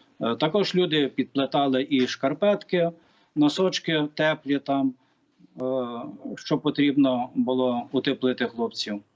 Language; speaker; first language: Ukrainian; native; Ukrainian